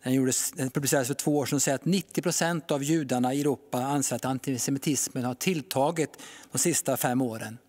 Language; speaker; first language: Swedish; native; Swedish